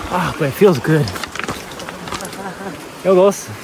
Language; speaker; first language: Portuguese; early bilingual, heritage; English